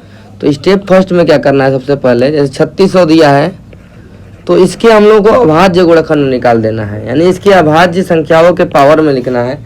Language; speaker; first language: Hindi; native; Hindi